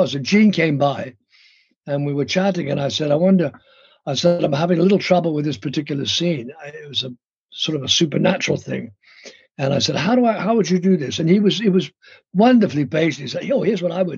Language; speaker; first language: English; native; English